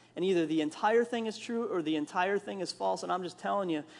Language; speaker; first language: English; native; English